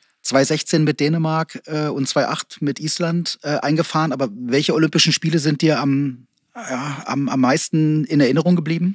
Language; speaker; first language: German; native; German